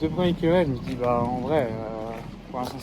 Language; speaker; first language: French; native; French